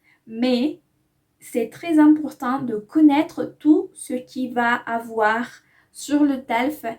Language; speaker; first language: French; non-native, fluent; Spanish